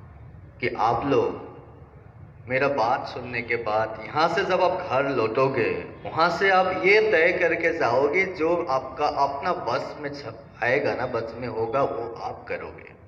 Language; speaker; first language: Hindi; non-native, local second language; Assamese